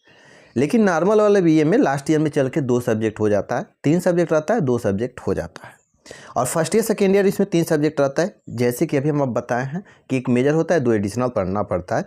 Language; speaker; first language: Hindi; native; Hindi